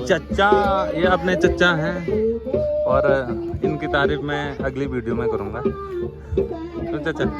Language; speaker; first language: Hindi; native; Hindi